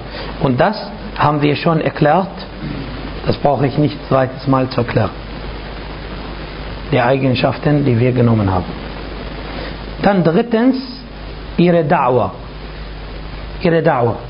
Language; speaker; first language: German; non-native, fluent; Arabic